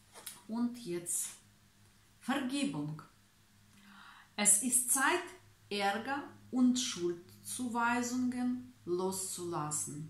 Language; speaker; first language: German; non-native, fluent; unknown